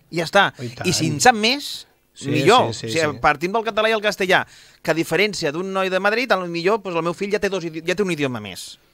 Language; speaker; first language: Catalan; non-native, local second language; Spanish